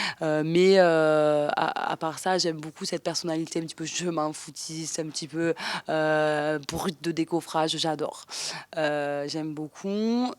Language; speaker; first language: French; native; French